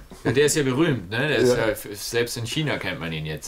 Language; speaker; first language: German; native; German